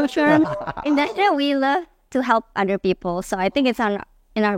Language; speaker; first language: English; non-native, fluent; Indonesian